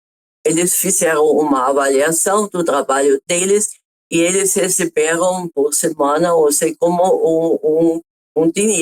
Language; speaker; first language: Portuguese; non-native, fluent; German